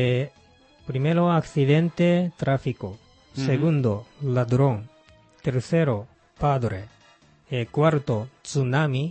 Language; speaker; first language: Spanish; non-native, fluent; Japanese